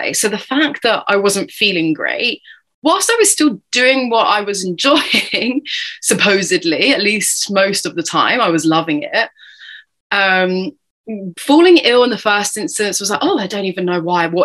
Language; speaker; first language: English; native; English